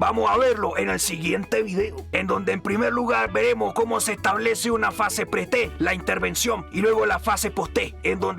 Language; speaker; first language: Spanish; native; Spanish